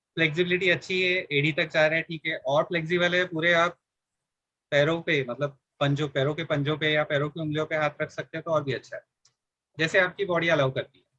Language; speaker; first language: Hindi; non-native, local second language; Marathi